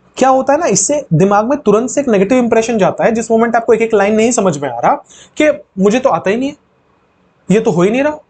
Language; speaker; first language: Hindi; native; Hindi